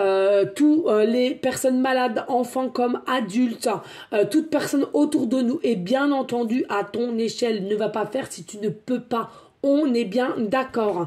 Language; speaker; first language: French; native; French